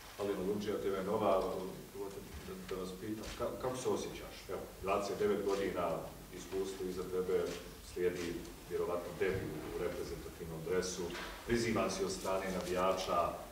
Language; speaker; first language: Bosnian; native; Bosnian